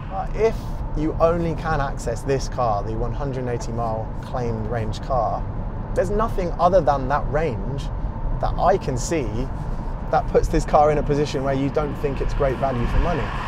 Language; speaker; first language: English; native; English